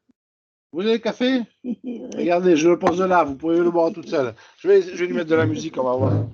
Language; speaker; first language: French; native; French